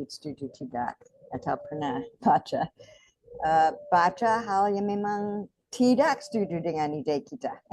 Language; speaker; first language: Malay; non-native, fluent; English